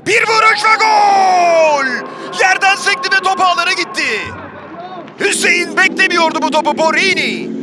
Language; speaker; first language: Turkish; native; Turkish